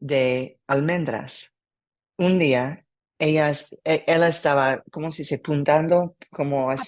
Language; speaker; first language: Spanish; non-native, learner; English